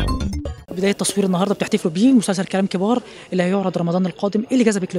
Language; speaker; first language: Arabic; native; Arabic